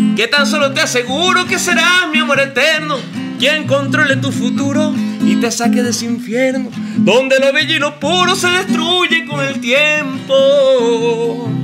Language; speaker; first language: Spanish; native; Spanish